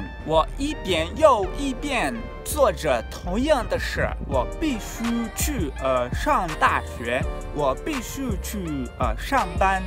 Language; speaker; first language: Chinese; non-native, fluent; Portuguese